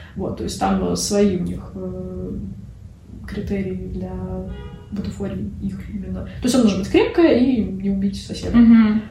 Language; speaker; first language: Russian; non-native, local second language; Belarusian